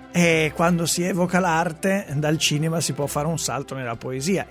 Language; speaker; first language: Italian; native; Italian